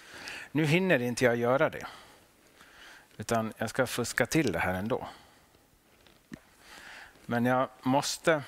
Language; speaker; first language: Swedish; non-native, local second language; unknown